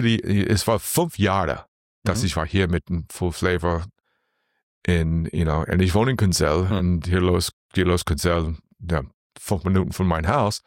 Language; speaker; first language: German; non-native, learner; English